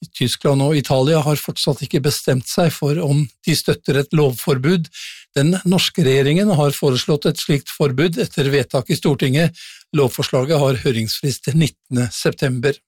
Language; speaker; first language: Norwegian; native; Norwegian